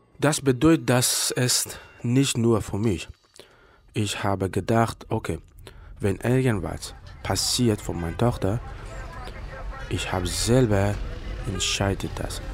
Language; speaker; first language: German; non-native, learner; Persian